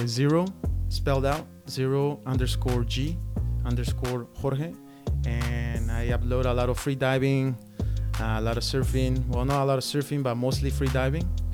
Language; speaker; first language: English; non-native, fluent; Spanish